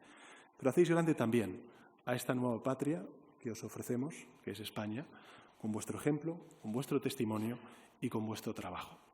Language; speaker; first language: Spanish; native; Spanish